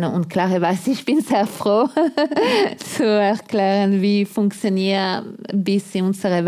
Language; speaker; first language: German; non-native, fluent; Italian